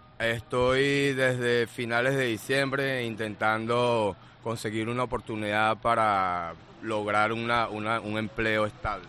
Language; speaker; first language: Spanish; native; Spanish